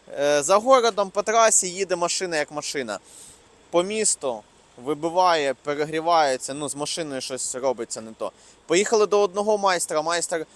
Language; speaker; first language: Ukrainian; non-native, local second language; Russian